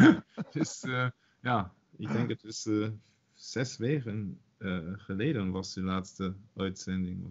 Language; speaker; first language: Dutch; non-native, learner; German